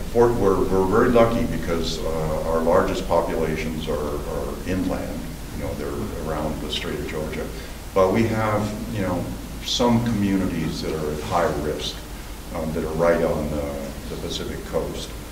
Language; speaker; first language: English; native; English